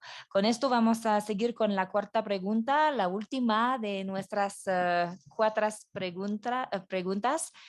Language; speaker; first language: Spanish; non-native, fluent; French